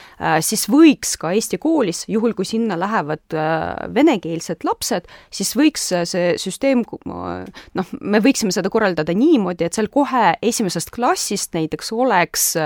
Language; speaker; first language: Estonian; non-native, local second language; Russian